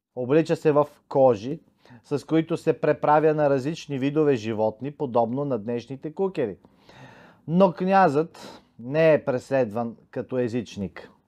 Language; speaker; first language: Bulgarian; native; Bulgarian